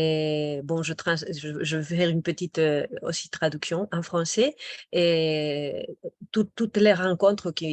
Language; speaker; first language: French; non-native, local second language; Spanish